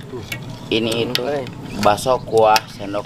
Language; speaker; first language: Indonesian; non-native, local second language; Sundanese